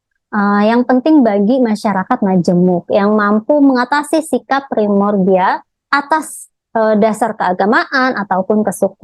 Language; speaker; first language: Indonesian; native; Indonesian